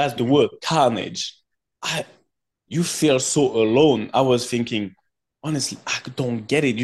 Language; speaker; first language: English; non-native, fluent; French